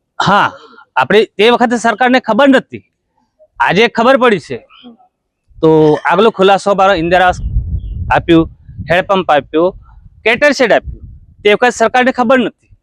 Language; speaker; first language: Gujarati; native; Gujarati